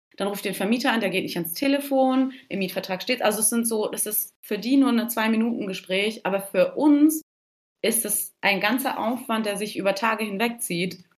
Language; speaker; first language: German; early bilingual, other home language; Turkish